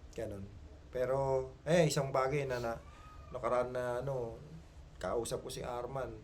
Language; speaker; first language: Filipino; native; Filipino